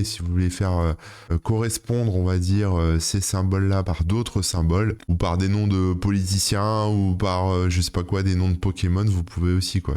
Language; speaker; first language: French; native; French